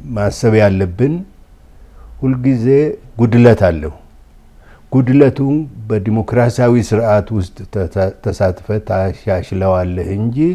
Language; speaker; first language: Amharic; non-native, local second language; Oromo